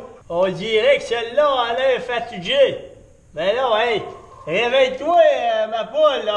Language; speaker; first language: French; native; French